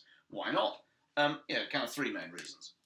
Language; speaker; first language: English; native; English